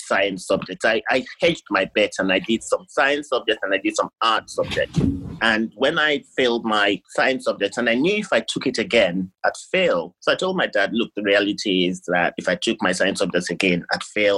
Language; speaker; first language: English; non-native, local second language; Yoruba